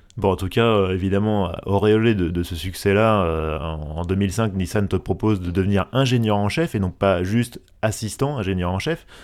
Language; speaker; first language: French; native; French